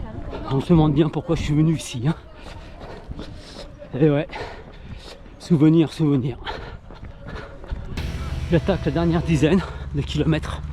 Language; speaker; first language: French; native; French